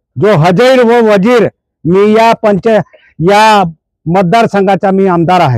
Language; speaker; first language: Marathi; non-native, local second language; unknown